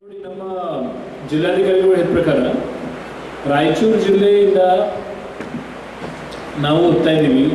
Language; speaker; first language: Kannada; non-native, fluent; Marathi